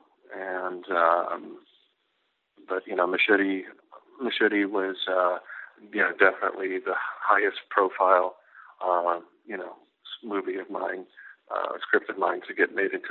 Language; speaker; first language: English; native; English